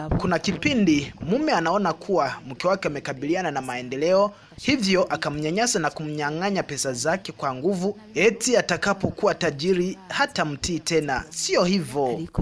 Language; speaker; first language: Swahili; non-native, local second language; Rundi